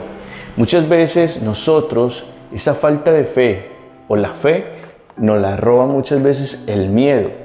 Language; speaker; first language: Spanish; native; Spanish